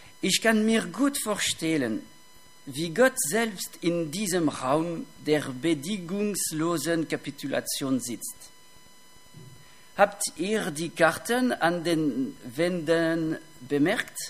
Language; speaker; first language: German; non-native, fluent; French